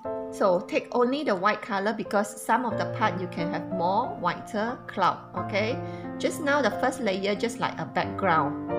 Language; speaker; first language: English; non-native, local second language; Chinese